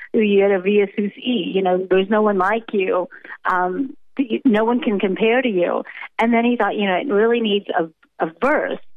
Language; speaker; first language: English; native; English